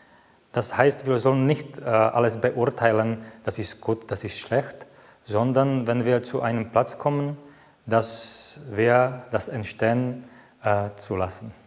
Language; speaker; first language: German; non-native, fluent; Czech